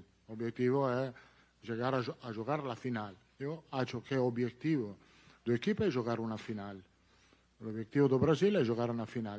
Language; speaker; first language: Portuguese; non-native, learner; Italian